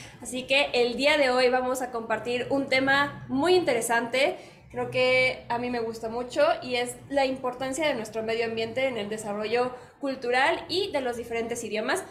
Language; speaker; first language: Spanish; native; Spanish